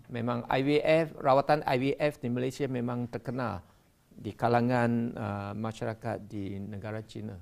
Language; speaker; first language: Malay; non-native, local second language; Chinese